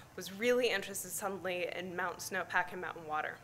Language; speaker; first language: English; native; English